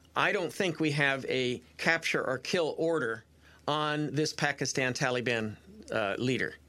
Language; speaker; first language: English; native; English